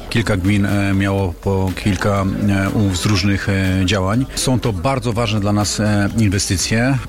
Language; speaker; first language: Polish; native; Polish